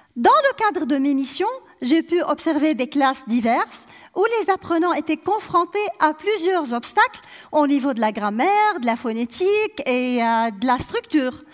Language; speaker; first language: French; non-native, local second language; Arabic